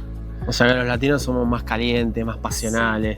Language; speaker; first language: Spanish; native; Spanish